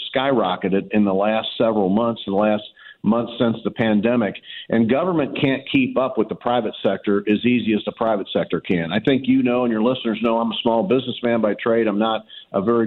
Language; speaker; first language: English; native; English